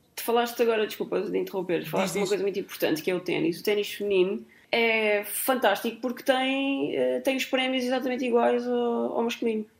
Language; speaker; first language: Portuguese; native; Portuguese